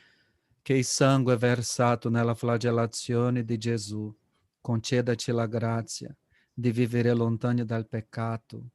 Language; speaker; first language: Italian; non-native, fluent; Portuguese